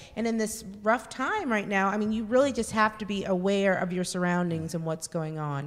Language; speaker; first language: English; native; English